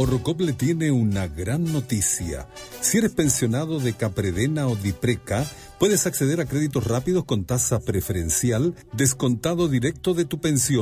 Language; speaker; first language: Spanish; native; Spanish